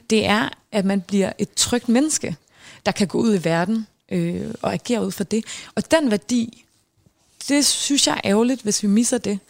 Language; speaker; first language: Danish; native; Danish